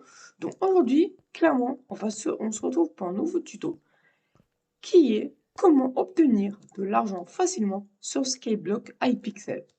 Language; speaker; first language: French; native; French